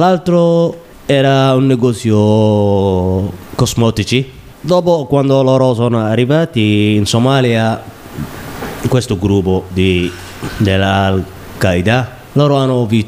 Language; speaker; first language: Italian; non-native, learner; Somali